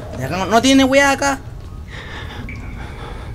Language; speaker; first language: Spanish; native; Spanish